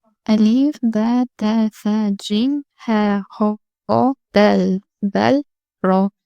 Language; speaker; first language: Arabic; non-native, learner; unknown